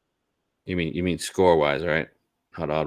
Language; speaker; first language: English; native; English